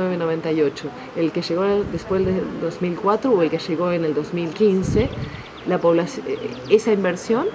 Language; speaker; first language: Spanish; native; Spanish